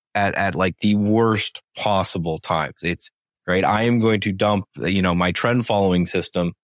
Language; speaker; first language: English; native; English